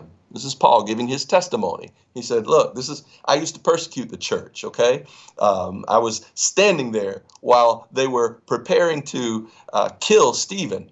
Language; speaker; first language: English; native; English